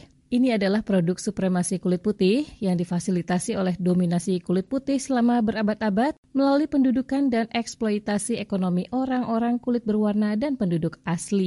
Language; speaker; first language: Indonesian; native; Indonesian